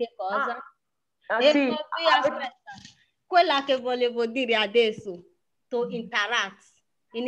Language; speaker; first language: Italian; non-native, fluent; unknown